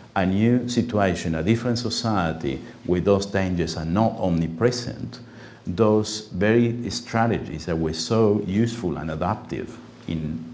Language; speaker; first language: English; non-native, fluent; Spanish